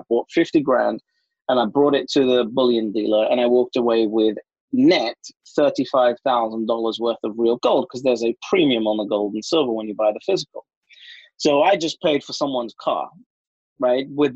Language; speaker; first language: English; native; English